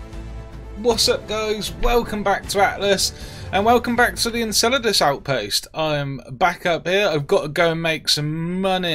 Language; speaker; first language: English; native; English